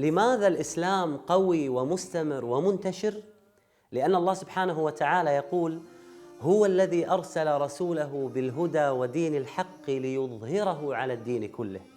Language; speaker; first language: Arabic; native; Arabic